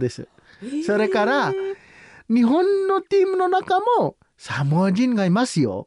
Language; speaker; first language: Japanese; non-native, learner; Samoan